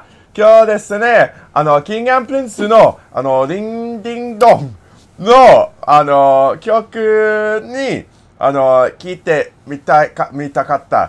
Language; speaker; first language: Japanese; non-native, learner; English